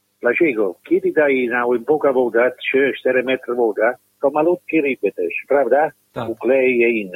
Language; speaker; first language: Polish; non-native, learner; Italian